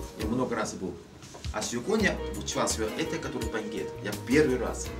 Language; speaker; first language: Russian; non-native, learner; Chinese